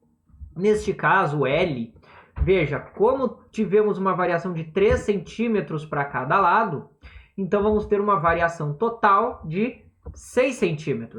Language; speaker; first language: Portuguese; native; Portuguese